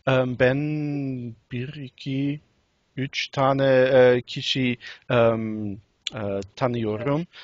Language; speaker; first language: Turkish; non-native, learner; English